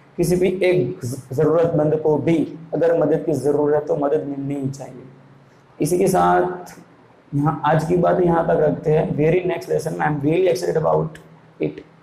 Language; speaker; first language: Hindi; non-native, local second language; Gujarati